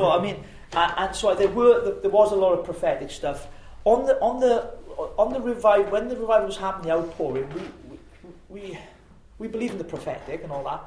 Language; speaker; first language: English; native; English